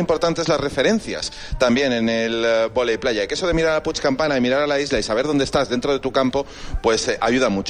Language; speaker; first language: Spanish; native; Spanish